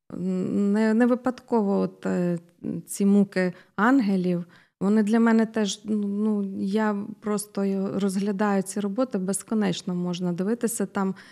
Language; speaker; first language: Ukrainian; native; Ukrainian